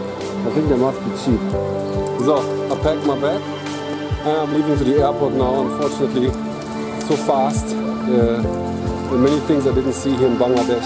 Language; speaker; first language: English; non-native, fluent; German